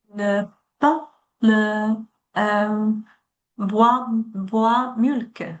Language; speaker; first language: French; non-native, learner; Chinese